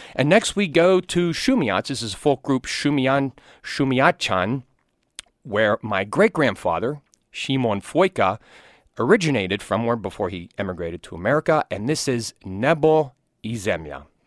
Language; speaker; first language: English; native; English